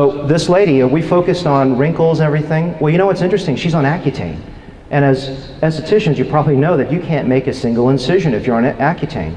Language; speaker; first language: English; native; English